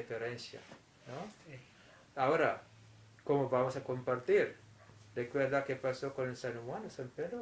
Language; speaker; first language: Spanish; non-native, fluent; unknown